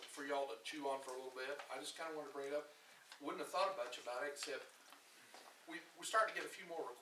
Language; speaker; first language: English; native; English